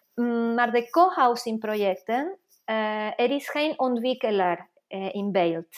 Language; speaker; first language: Dutch; non-native, fluent; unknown